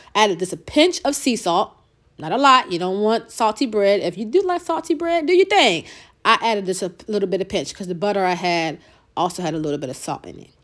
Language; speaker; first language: English; native; English